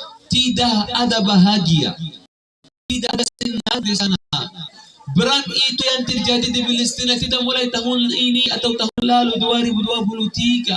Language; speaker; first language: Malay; non-native, fluent; Arabic